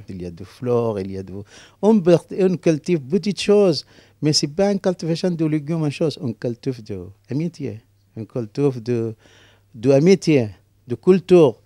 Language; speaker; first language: French; non-native, learner; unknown